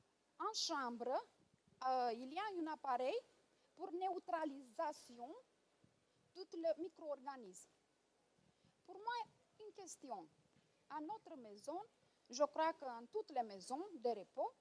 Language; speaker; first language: French; non-native, learner; Romanian